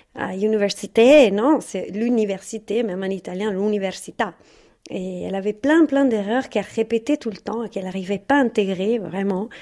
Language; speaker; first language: French; non-native, fluent; Italian